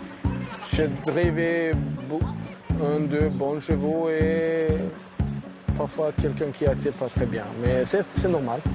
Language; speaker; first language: French; non-native, learner; Swedish